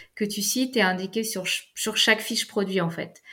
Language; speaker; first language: French; native; French